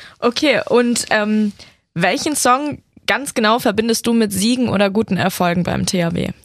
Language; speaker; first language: German; native; German